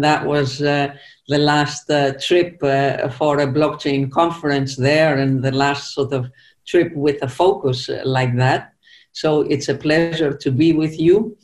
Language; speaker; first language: English; non-native, fluent; Greek